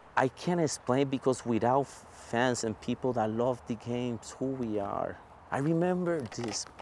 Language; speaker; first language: English; non-native, fluent; Spanish